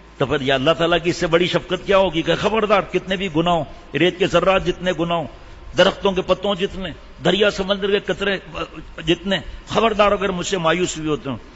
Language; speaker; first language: Urdu; native; Urdu